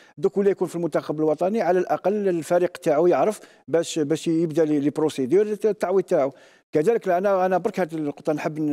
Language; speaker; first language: Arabic; native; Arabic